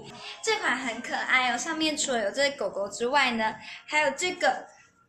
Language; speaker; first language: Chinese; native; Chinese